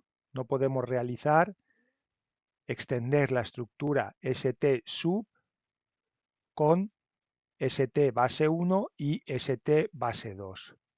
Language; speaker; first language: Spanish; native; Spanish